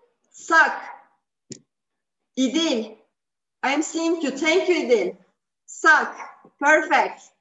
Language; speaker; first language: English; non-native, fluent; Turkish